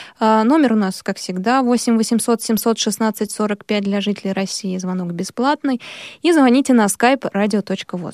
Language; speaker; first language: Russian; native; Russian